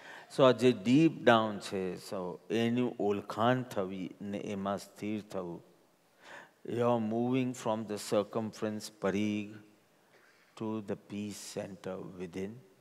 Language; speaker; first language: English; non-native, local second language; Gujarati